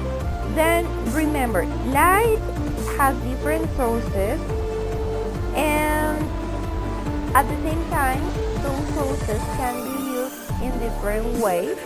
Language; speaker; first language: English; non-native, fluent; Spanish